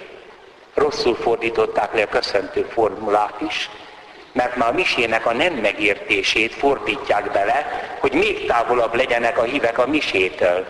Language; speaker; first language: Hungarian; native; Hungarian